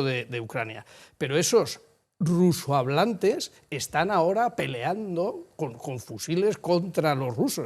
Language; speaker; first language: Spanish; native; Spanish